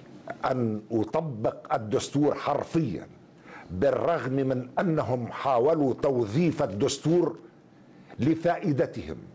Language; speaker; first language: Arabic; native; Arabic